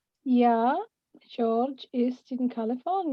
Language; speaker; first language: German; non-native, learner; English